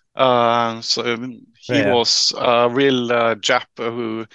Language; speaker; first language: English; non-native, fluent; Norwegian